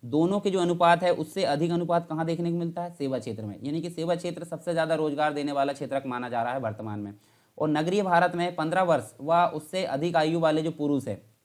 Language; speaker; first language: Hindi; native; Hindi